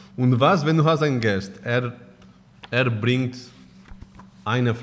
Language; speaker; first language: German; non-native, learner; Spanish